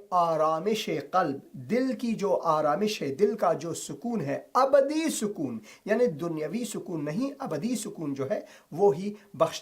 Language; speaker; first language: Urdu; non-native, fluent; Persian